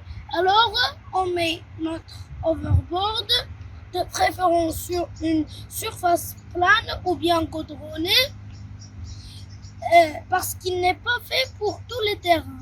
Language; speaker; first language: French; native; French